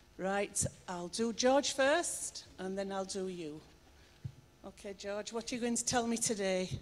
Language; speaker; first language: English; native; English